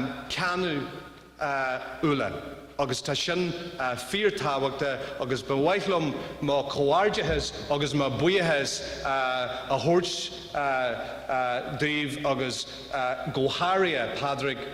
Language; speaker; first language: Irish; non-native, learner; English